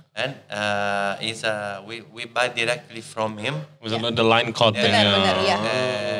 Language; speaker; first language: English; non-native, fluent; Italian